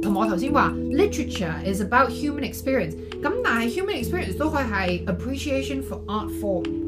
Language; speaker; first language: English; non-native, local second language; Cantonese